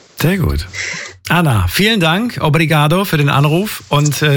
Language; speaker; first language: German; native; German